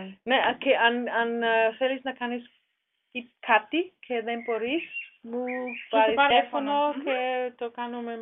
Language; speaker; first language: Greek; non-native, learner; German